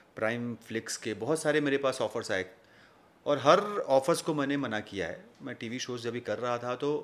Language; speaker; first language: Hindi; native; Hindi